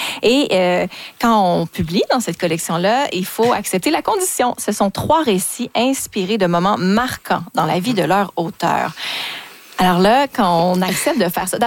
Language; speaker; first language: French; native; French